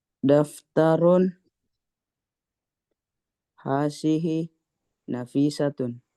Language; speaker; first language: Arabic; non-native, learner; Indonesian